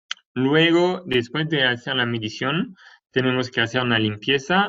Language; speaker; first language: Spanish; non-native, fluent; French